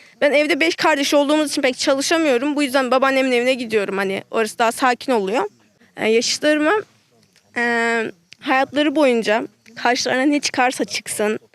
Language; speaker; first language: Turkish; native; Turkish